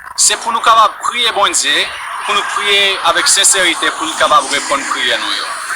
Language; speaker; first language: Haitian Creole; non-native, fluent; English